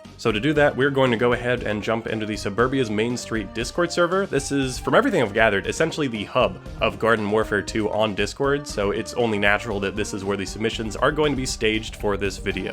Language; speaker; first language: English; native; English